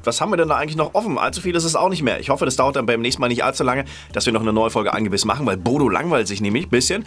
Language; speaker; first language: German; native; German